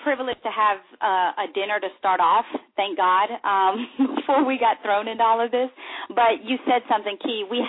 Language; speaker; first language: English; native; English